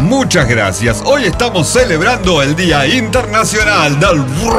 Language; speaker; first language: Spanish; native; Spanish